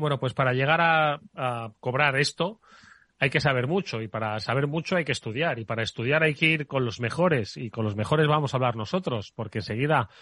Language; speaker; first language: Spanish; native; Spanish